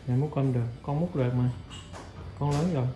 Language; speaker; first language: Vietnamese; native; Vietnamese